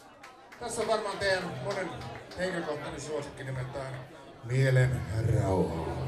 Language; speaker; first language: Finnish; native; Finnish